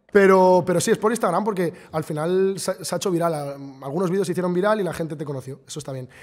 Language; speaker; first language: Spanish; early bilingual, other home language; Arabic